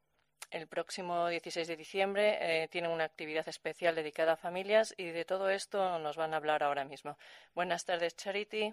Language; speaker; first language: Spanish; native; Spanish